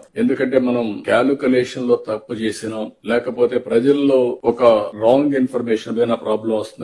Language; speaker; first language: Telugu; native; Telugu